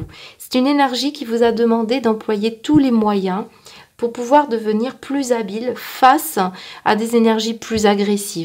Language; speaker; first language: French; native; French